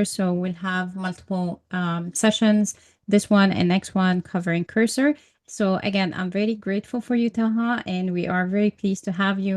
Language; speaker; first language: English; non-native, fluent; Arabic